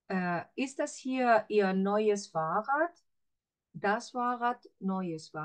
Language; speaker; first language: German; non-native, fluent; Greek